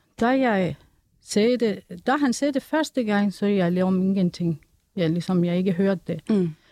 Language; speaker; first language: Danish; non-native, fluent; Persian